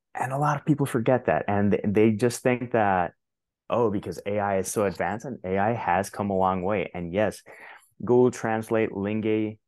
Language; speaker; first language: English; non-native, fluent; Spanish